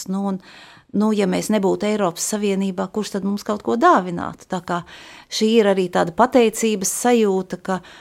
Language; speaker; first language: Latvian; native; Latvian